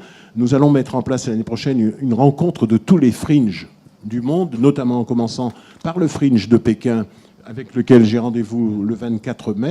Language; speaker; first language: French; native; French